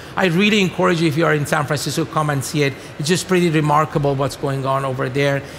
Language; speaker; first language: English; non-native, fluent; Persian